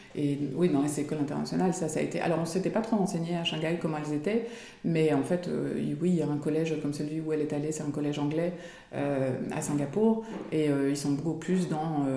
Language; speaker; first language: French; native; French